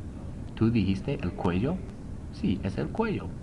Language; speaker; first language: Spanish; non-native, fluent; English